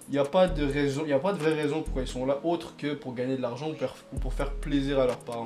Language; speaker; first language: French; native; French